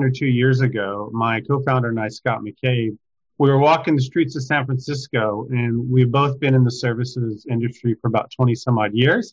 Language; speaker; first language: English; native; English